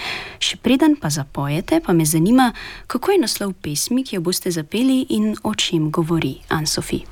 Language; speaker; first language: Slovenian; native; Slovenian